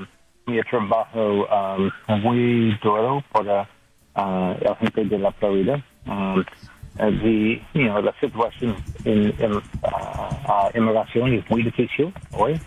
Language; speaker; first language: Spanish; non-native, learner; English